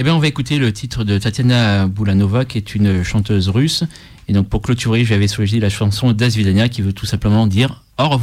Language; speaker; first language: French; native; French